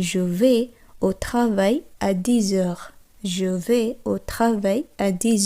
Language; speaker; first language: French; non-native, fluent; Bangla